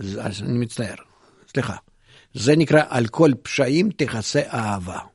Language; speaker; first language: Hebrew; non-native, fluent; Russian